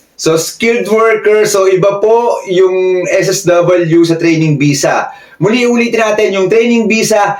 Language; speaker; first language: Filipino; native; Filipino